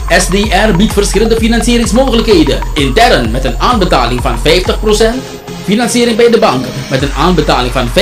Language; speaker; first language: Dutch; native; Dutch